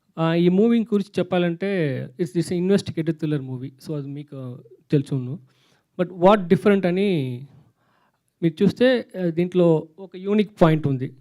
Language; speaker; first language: Telugu; non-native, learner; Tamil